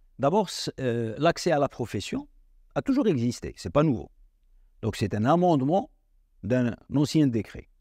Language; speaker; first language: French; non-native, local second language; Arabic